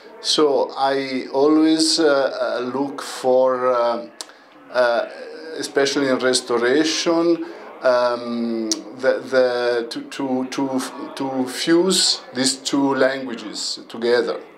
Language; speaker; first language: English; non-native, learner; Italian